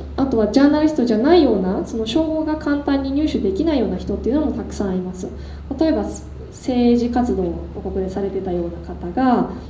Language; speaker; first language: Japanese; native; Japanese